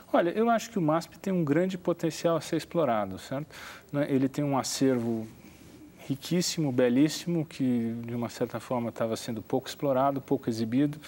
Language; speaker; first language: Portuguese; native; Portuguese